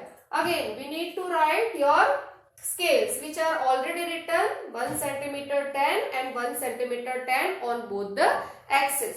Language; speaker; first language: English; non-native, local second language; Hindi